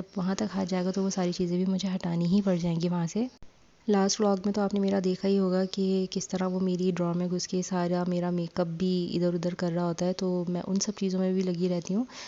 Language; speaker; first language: Urdu; native; Urdu